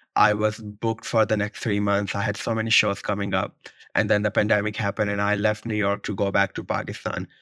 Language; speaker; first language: English; non-native, local second language; Urdu